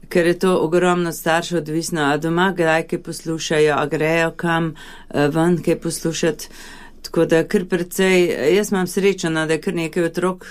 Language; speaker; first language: Slovenian; early bilingual, other home language; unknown